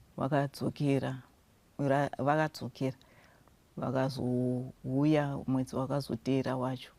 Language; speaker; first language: Shona; non-native, local second language; North Ndebele